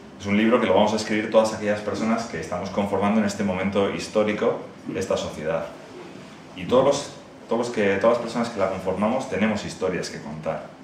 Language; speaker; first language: Spanish; native; Spanish